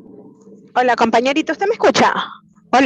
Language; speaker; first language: Spanish; native; Spanish